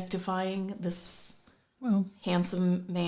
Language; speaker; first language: English; native; English